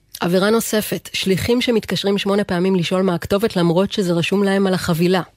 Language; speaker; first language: Hebrew; native; Hebrew